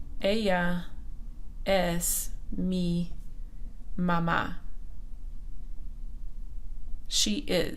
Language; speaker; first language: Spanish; non-native, fluent; English